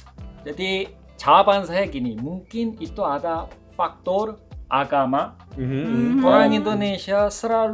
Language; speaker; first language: Indonesian; non-native, fluent; Korean